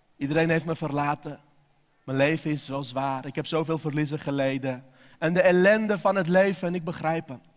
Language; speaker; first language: Dutch; non-native, fluent; Armenian